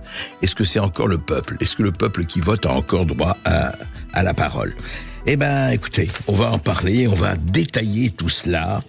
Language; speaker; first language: French; native; French